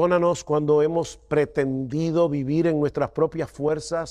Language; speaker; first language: Spanish; native; Spanish